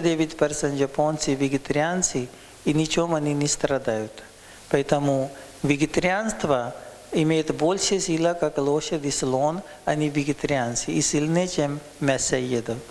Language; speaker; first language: Russian; non-native, learner; Hindi